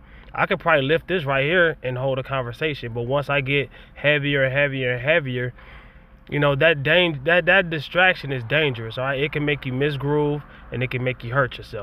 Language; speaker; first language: English; native; English